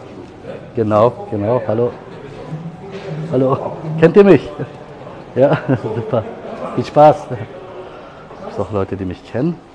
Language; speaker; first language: German; native; German